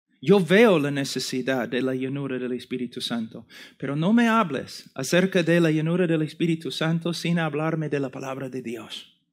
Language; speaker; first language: Spanish; non-native, fluent; English